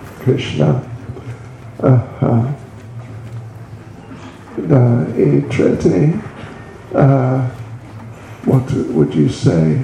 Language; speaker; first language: Russian; non-native, learner; English